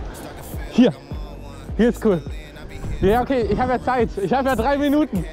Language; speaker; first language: German; native; German